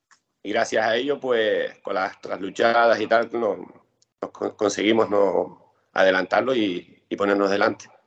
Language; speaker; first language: Spanish; native; Spanish